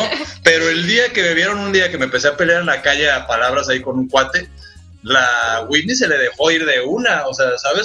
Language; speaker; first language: Spanish; native; Spanish